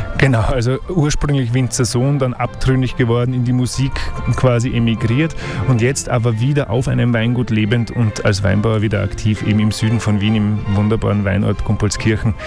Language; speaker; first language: German; native; German